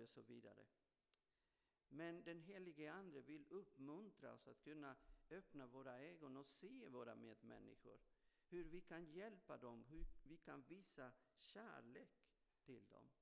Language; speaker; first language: Swedish; non-native, fluent; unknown